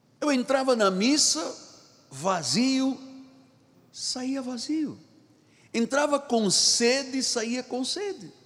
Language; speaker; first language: Portuguese; non-native, local second language; Tsonga